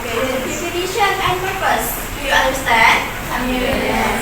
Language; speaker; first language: English; non-native, fluent; Indonesian